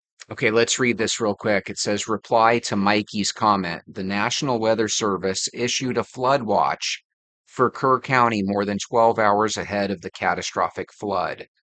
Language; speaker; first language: English; native; English